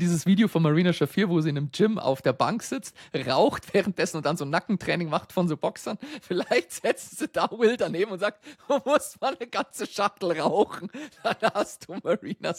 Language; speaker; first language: German; native; German